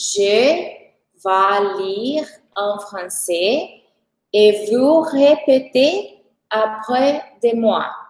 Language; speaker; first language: French; non-native, fluent; Portuguese